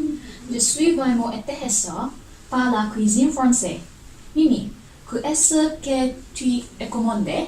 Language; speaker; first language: French; non-native, learner; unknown